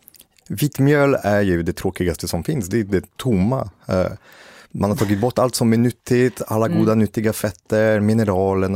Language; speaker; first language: Swedish; native; Swedish